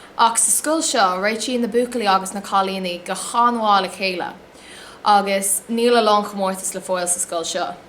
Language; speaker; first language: Irish; non-native, local second language; English